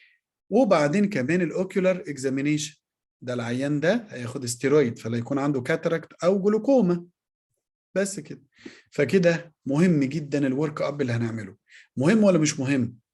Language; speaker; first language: Arabic; native; Arabic